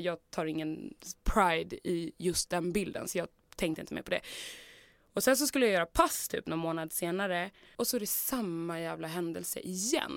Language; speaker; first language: Swedish; native; Swedish